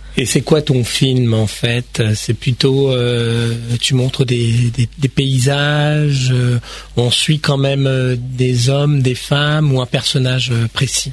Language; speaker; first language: French; native; French